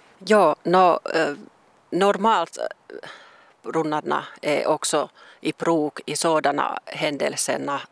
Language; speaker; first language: Swedish; non-native, local second language; Finnish